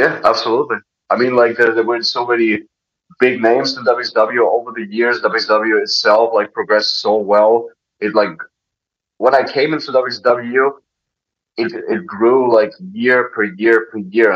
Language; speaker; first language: English; non-native, fluent; German